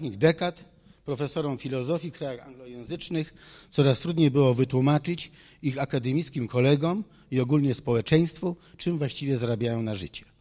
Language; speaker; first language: Polish; native; Polish